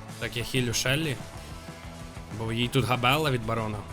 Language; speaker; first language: Ukrainian; non-native, local second language; Russian